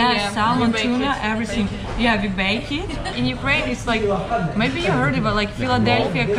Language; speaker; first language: English; non-native, fluent; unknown